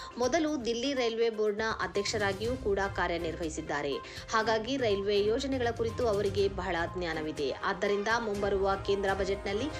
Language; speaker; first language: Kannada; native; Kannada